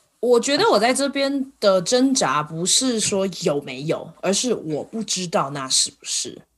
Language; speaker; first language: Chinese; native; Chinese